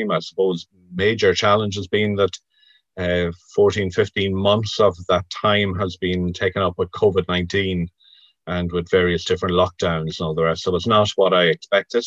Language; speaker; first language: English; native; English